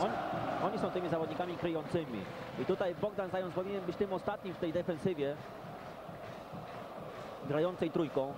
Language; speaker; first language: Polish; native; Polish